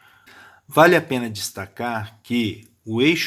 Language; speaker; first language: Portuguese; native; Portuguese